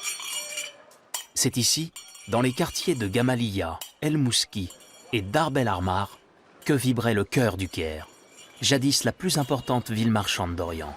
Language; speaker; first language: French; native; French